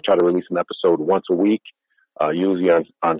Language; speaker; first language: English; native; English